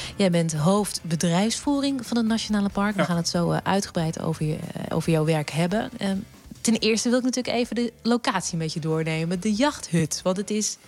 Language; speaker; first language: Dutch; native; Dutch